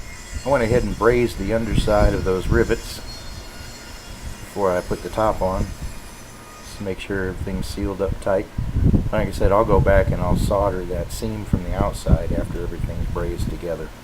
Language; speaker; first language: English; native; English